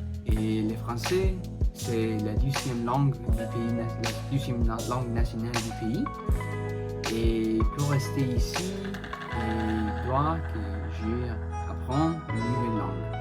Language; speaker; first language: French; non-native, learner; Spanish